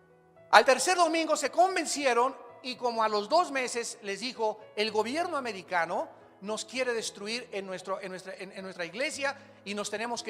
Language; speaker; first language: Spanish; native; Spanish